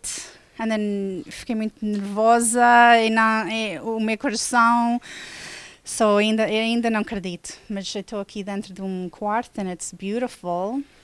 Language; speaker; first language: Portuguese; early bilingual, heritage; Portuguese